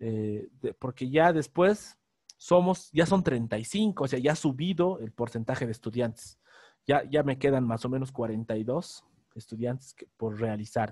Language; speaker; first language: Spanish; native; Spanish